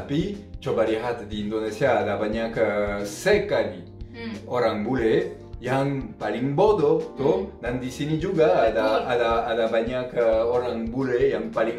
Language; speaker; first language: Indonesian; non-native, fluent; French